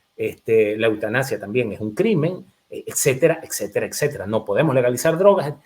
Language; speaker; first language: Spanish; native; Spanish